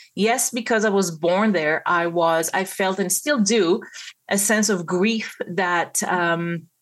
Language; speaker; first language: English; non-native, fluent; Hebrew